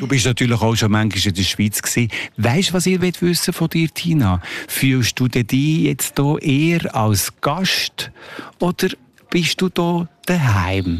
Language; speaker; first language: German; native; German